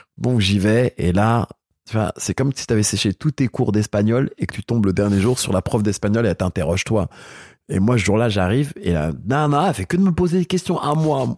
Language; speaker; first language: French; early bilingual, other home language; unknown